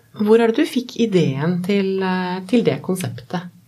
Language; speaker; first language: Norwegian; native; Norwegian